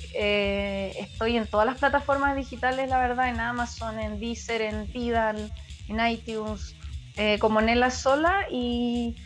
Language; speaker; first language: Spanish; native; Spanish